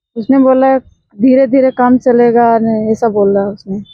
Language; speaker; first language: Hindi; native; Hindi